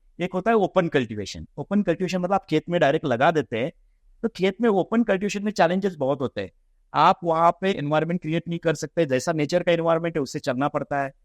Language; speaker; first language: Hindi; non-native, local second language; Marathi